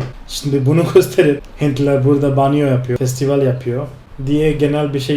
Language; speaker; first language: Turkish; non-native, fluent; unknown